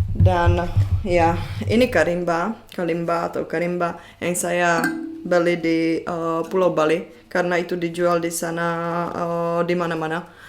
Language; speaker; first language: Indonesian; non-native, fluent; Czech